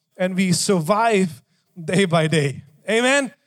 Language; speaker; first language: English; non-native, fluent; German